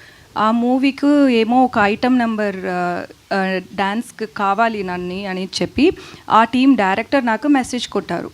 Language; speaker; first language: Telugu; non-native, learner; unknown